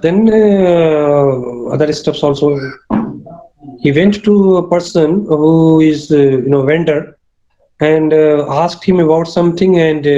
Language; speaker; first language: English; non-native, local second language; Urdu